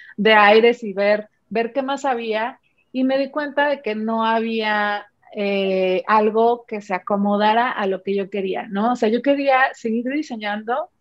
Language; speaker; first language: Spanish; native; Spanish